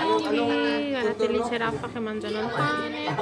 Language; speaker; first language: Italian; non-native, fluent; Filipino